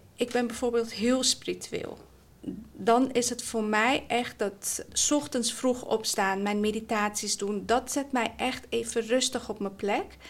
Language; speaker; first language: Dutch; early bilingual, other home language; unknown